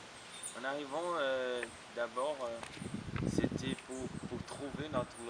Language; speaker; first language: French; non-native, fluent; Portuguese